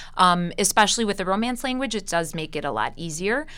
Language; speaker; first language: English; early bilingual, other home language; Italian